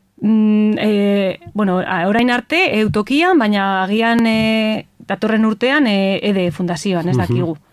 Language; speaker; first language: Basque; non-native, local second language; Spanish